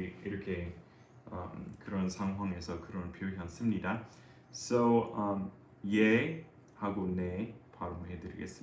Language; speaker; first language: Korean; non-native, fluent; English